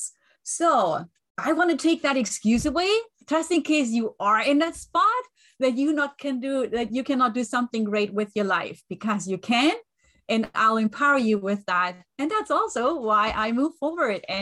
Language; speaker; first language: English; non-native, fluent; German